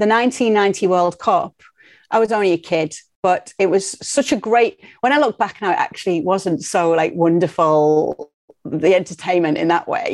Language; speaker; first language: English; native; English